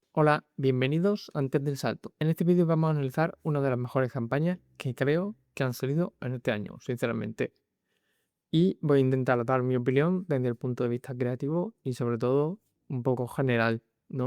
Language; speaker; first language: Spanish; native; Spanish